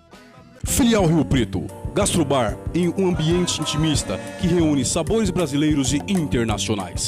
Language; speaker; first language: Portuguese; native; Portuguese